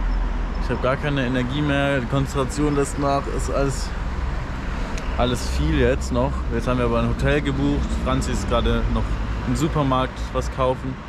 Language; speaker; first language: German; native; German